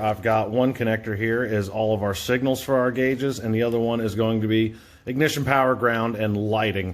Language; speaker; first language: English; native; English